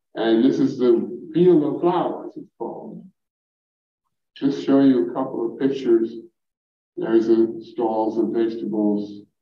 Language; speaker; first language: English; native; English